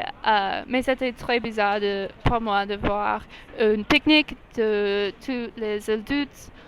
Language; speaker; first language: French; non-native, learner; English